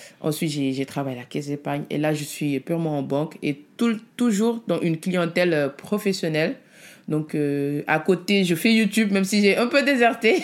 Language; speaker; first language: French; non-native, local second language; Wolof